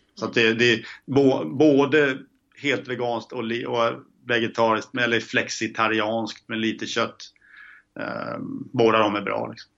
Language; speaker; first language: Swedish; native; Swedish